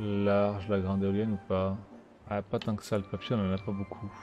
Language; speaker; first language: French; native; French